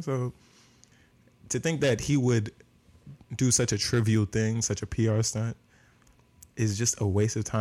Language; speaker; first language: English; native; English